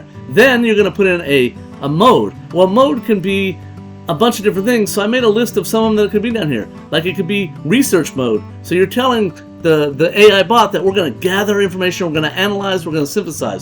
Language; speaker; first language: English; native; English